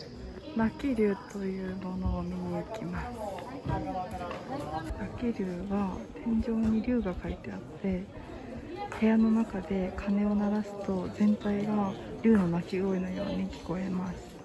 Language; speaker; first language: Japanese; native; Japanese